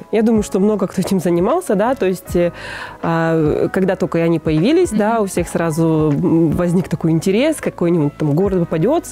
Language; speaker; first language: Russian; native; Russian